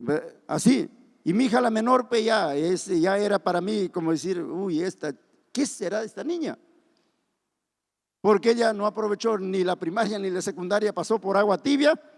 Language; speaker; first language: Spanish; native; Spanish